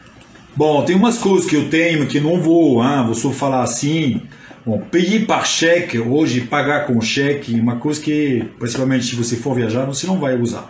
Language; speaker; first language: Portuguese; non-native, fluent; French